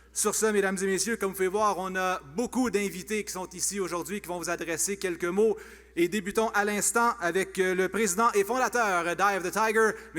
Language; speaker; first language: French; native; French